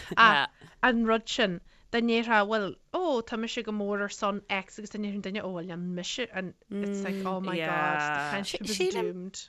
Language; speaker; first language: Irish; native; Irish